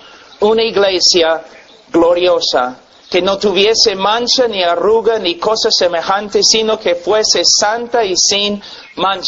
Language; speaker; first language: Spanish; non-native, fluent; English